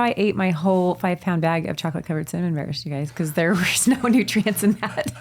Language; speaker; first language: English; native; English